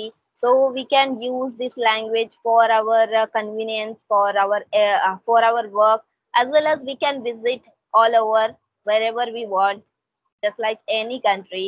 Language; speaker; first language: English; non-native, local second language; Hindi